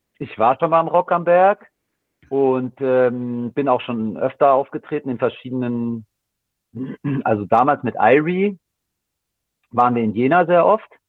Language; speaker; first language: German; native; German